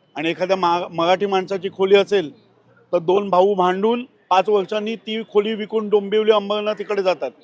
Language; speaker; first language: Marathi; native; Marathi